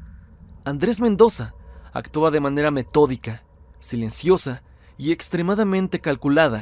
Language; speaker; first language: Spanish; native; Spanish